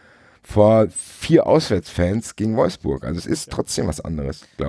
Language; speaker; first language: German; native; German